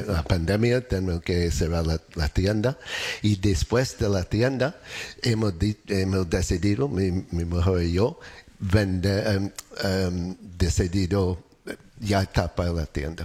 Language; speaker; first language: Spanish; non-native, learner; English